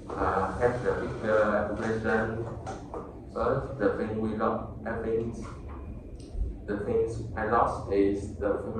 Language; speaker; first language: English; non-native, learner; Vietnamese